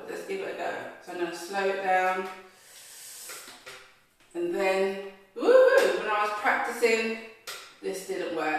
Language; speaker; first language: English; native; English